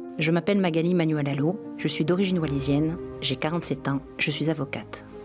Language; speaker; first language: French; native; French